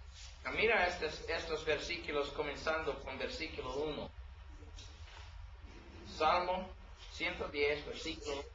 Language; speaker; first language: Spanish; non-native, learner; English